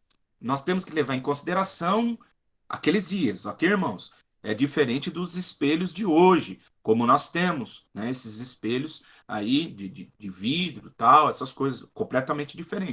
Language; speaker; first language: Portuguese; native; Portuguese